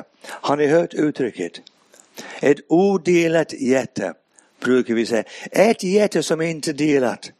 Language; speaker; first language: Swedish; non-native, fluent; English